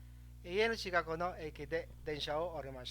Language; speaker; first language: Japanese; non-native, fluent; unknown